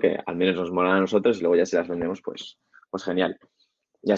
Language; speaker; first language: Spanish; native; Spanish